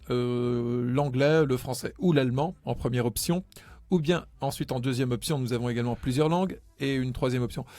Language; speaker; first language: French; native; French